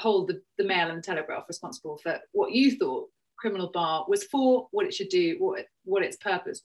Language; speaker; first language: English; native; English